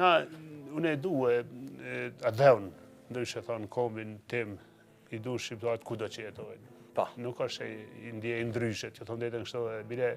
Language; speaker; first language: Albanian; native; Albanian